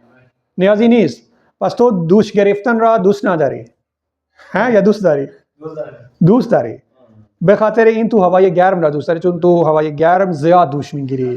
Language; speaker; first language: Persian; non-native, fluent; Urdu